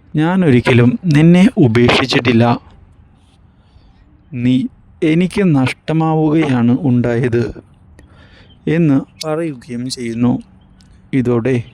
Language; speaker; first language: Malayalam; native; Malayalam